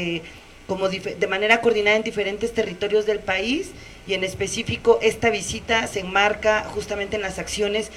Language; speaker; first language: Spanish; native; Spanish